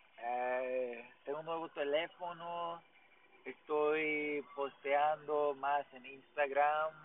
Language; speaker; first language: Spanish; non-native, learner; English